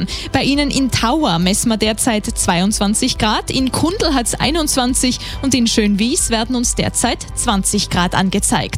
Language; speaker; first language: German; native; German